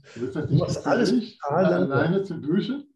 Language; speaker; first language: German; non-native, fluent; English